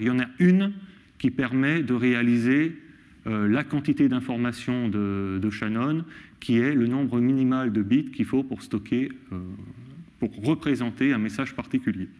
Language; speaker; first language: French; native; French